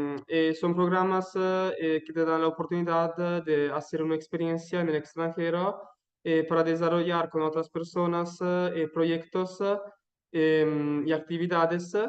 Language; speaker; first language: Spanish; non-native, learner; Italian